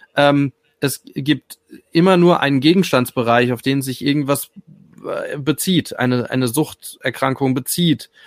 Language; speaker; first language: German; native; German